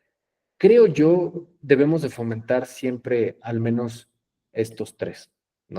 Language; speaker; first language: Spanish; native; Spanish